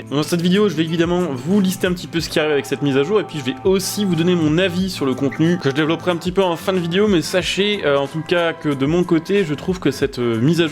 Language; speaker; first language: French; native; French